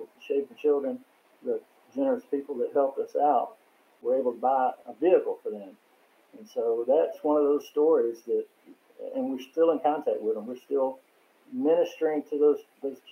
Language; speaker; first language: English; native; English